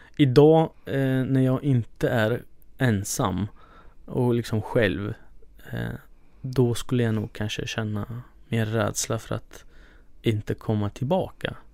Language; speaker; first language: Swedish; early bilingual, other home language; Kurdish